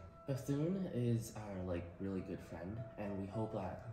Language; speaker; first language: English; early bilingual, other home language; Chinese